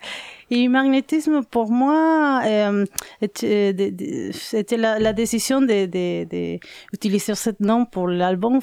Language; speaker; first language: French; non-native, learner; Spanish